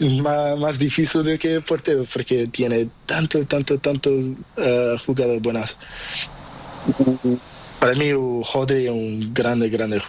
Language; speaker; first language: Spanish; non-native, learner; Portuguese